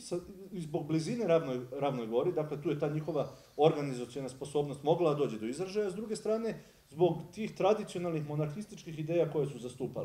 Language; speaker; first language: Serbian; native; Serbian